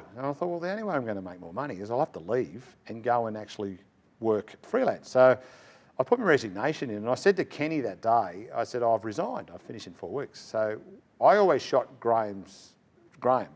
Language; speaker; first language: English; native; English